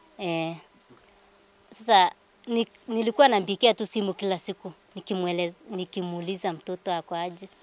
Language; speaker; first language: Swahili; non-native, local second language; Kalenjin